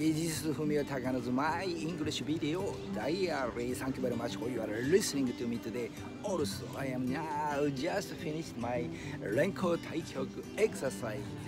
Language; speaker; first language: English; non-native, learner; Japanese